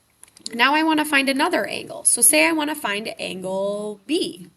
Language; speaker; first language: English; native; English